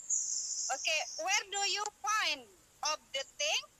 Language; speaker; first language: English; non-native, learner; Indonesian